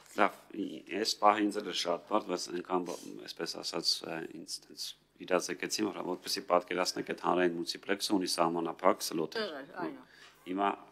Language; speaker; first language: Armenian; native; Armenian